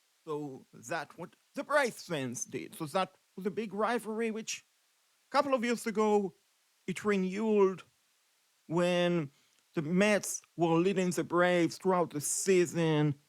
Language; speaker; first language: English; non-native, fluent; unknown